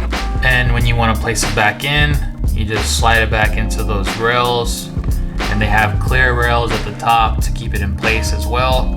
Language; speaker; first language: English; native; English